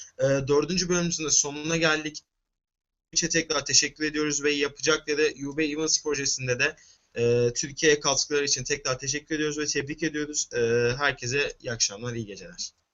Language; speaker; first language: Turkish; native; Turkish